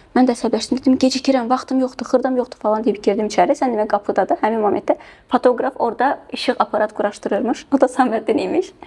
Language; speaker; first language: Azerbaijani; early bilingual, heritage; Azerbaijani